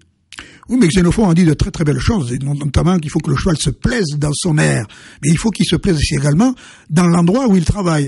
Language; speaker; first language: French; native; French